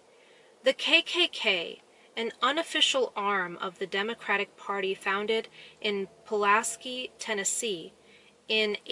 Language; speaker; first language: English; native; English